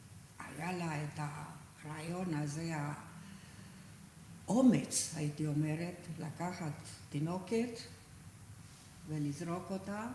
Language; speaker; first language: Hebrew; non-native, fluent; Romanian